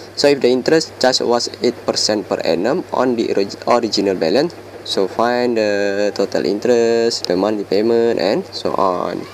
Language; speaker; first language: English; non-native, local second language; Malay